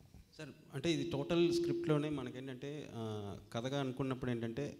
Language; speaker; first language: Telugu; native; Telugu